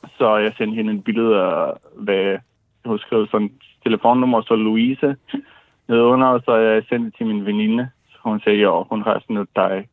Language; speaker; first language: Danish; non-native, fluent; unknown